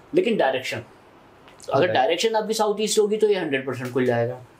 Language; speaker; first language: Hindi; native; Hindi